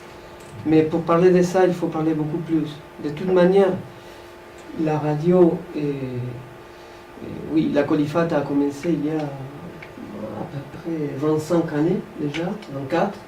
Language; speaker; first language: French; non-native, fluent; Spanish